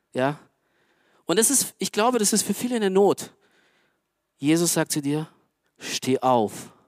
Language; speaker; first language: German; early bilingual, other home language; Romanian